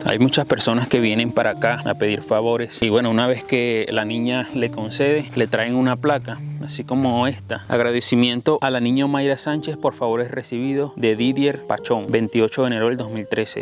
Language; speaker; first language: Spanish; native; Spanish